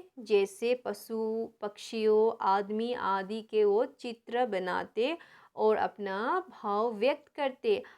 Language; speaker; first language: Hindi; non-native, local second language; Nepali